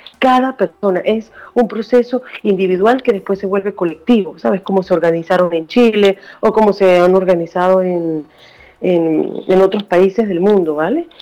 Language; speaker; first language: Spanish; native; Spanish